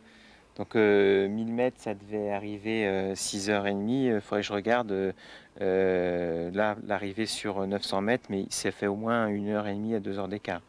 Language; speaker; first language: French; native; French